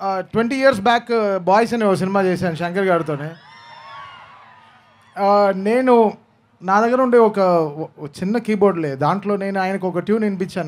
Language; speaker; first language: Telugu; native; Telugu